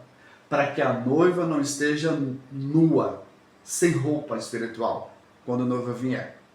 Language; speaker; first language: Portuguese; native; Portuguese